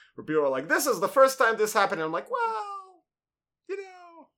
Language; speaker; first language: English; non-native, fluent; Hebrew